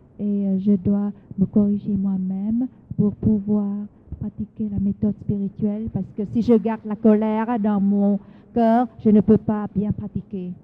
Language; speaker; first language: French; non-native, fluent; Vietnamese